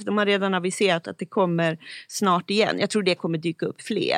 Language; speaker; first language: Swedish; native; Swedish